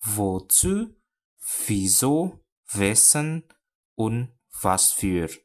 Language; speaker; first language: German; non-native, fluent; Indonesian